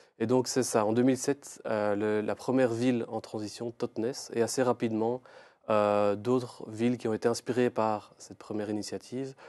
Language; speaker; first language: French; native; French